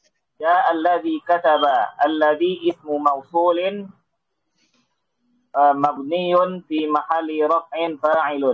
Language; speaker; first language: Arabic; non-native, fluent; Indonesian